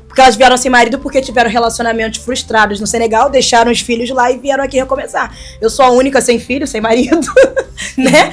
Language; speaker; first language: Portuguese; non-native, fluent; Wolof